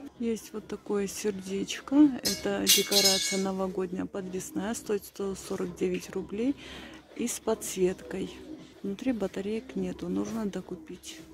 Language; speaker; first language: Russian; native; Russian